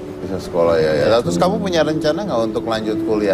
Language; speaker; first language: Indonesian; native; Indonesian